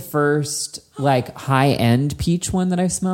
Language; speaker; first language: English; native; English